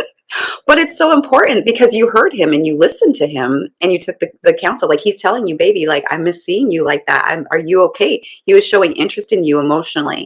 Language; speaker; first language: English; native; English